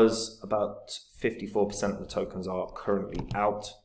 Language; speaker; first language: English; native; English